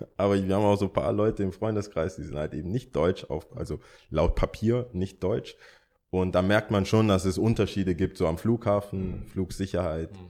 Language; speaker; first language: German; early bilingual, other home language; English